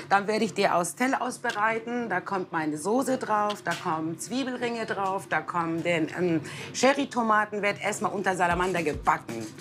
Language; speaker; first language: German; non-native, fluent; Kurdish